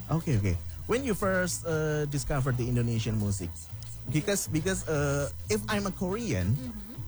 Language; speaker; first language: English; non-native, fluent; Indonesian